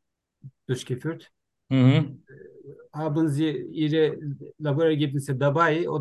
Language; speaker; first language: German; non-native, learner; Turkish